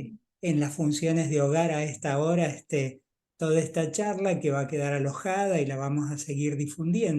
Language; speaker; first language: Spanish; native; Spanish